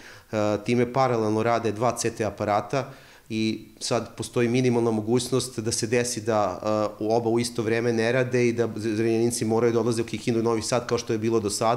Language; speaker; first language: Serbian; native; Serbian